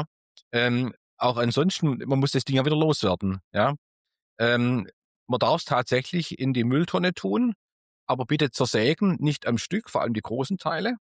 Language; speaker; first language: German; native; German